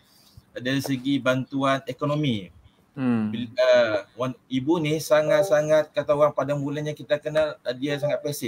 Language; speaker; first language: Malay; native; Malay